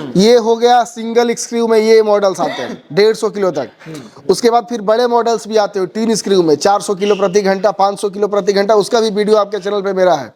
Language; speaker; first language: Hindi; native; Hindi